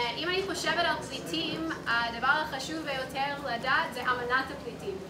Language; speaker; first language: Hebrew; non-native, fluent; English